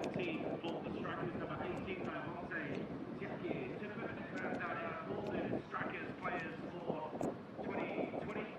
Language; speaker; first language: English; native; English